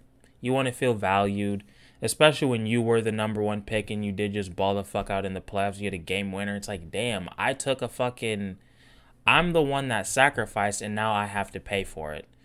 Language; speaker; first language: English; native; English